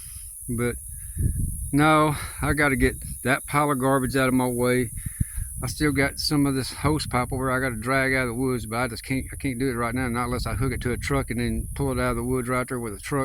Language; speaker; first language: English; native; English